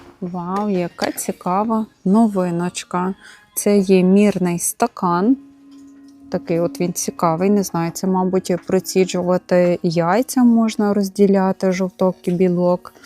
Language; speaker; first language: Ukrainian; native; Ukrainian